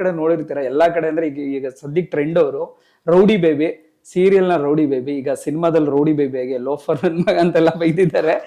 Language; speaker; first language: Kannada; native; Kannada